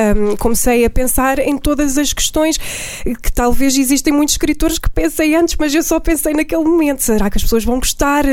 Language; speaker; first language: Portuguese; early bilingual, heritage; Portuguese